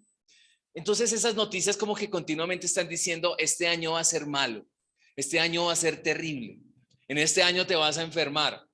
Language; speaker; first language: Spanish; native; Spanish